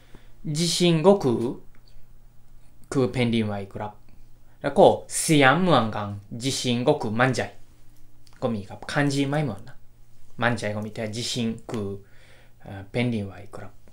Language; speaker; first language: Thai; non-native, fluent; Japanese